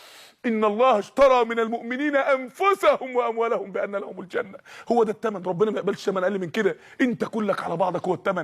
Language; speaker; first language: Arabic; native; Arabic